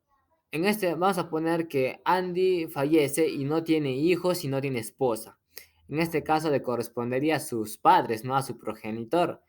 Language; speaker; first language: Spanish; native; Spanish